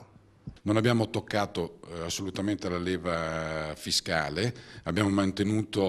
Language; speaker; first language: Italian; native; Italian